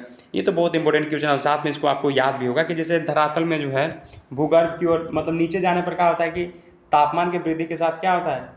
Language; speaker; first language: Hindi; native; Hindi